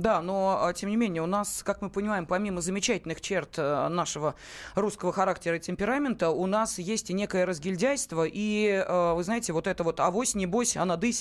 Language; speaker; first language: Russian; native; Russian